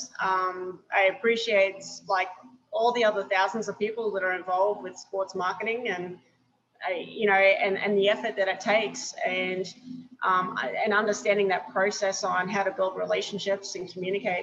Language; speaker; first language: English; native; English